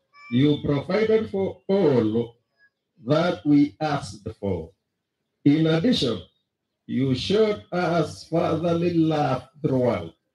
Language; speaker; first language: English; non-native, local second language; Kalenjin